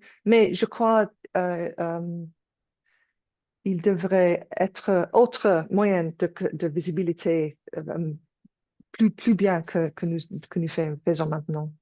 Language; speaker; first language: French; non-native, learner; English